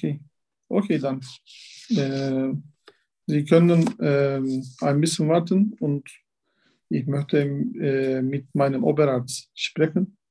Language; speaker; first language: German; non-native, learner; Turkish